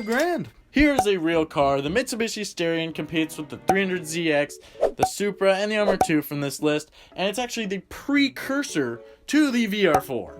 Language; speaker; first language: English; native; English